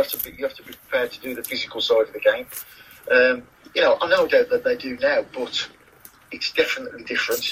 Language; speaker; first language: English; native; English